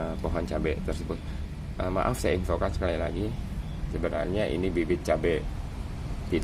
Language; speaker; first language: Indonesian; native; Indonesian